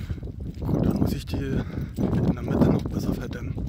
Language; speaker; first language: German; native; German